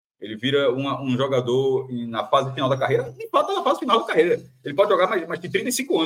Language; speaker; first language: Portuguese; native; Portuguese